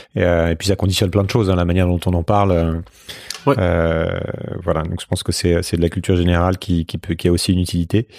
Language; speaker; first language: French; native; French